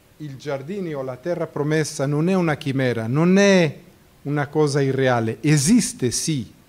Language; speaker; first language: Italian; non-native, fluent; Portuguese